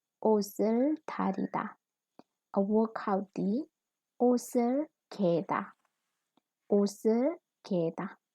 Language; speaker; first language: Korean; non-native, fluent; Burmese